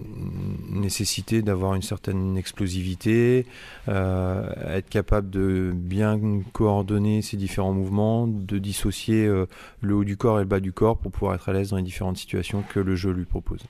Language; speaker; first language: French; native; French